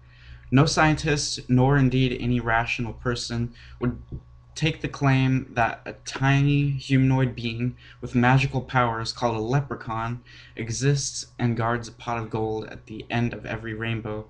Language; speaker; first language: English; native; English